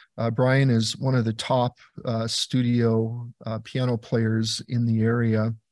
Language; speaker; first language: English; native; English